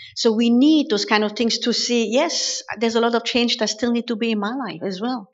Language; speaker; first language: English; non-native, fluent; German